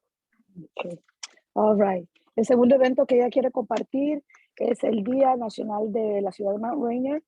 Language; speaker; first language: Spanish; native; Spanish